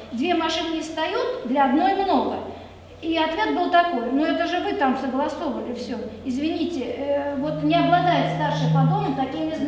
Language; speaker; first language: Russian; native; Russian